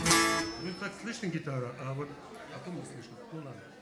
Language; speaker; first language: Russian; native; Russian